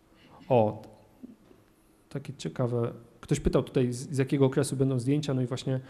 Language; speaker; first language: Polish; native; Polish